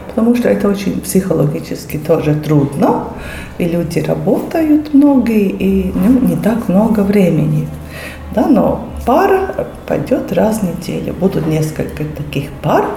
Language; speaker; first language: Russian; non-native, local second language; Latvian